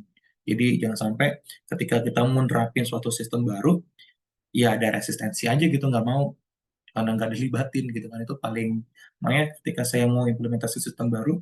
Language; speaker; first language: Indonesian; native; Indonesian